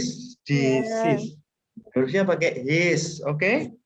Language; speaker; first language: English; non-native, fluent; Indonesian